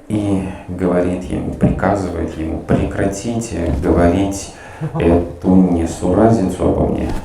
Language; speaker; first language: Russian; native; Russian